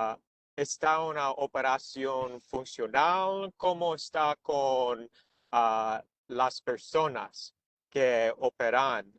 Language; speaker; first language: Spanish; non-native, learner; Portuguese